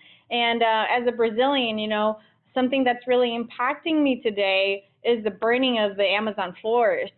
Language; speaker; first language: English; early bilingual, other home language; Portuguese